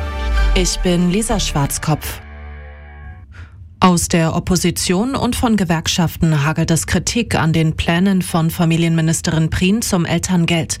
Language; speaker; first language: German; native; German